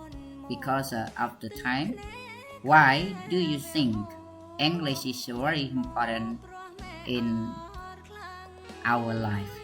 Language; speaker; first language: English; non-native, learner; Khmer